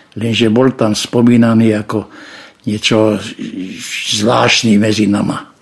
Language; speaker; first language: Slovak; non-native, local second language; Hungarian